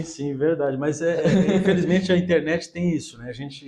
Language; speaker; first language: Portuguese; native; Portuguese